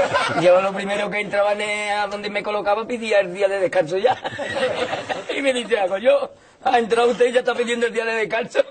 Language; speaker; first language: Spanish; native; Spanish